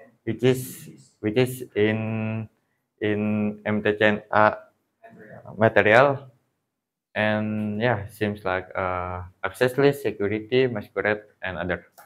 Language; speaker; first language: English; non-native, learner; Indonesian